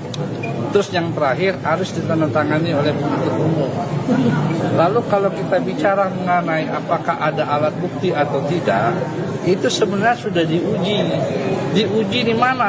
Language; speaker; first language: Indonesian; native; Indonesian